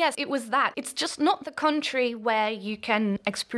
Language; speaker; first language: English; non-native, fluent; Luxembourgish